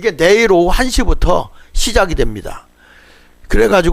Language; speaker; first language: Korean; native; Korean